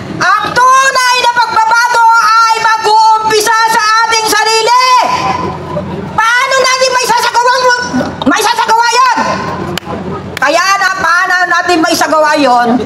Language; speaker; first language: Filipino; native; Filipino